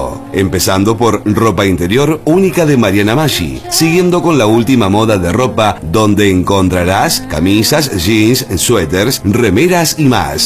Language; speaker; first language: Spanish; native; Spanish